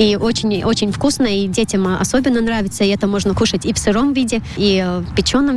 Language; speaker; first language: Russian; non-native, local second language; Latvian